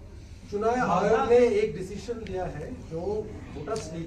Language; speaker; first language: Hindi; non-native, local second language; Bangla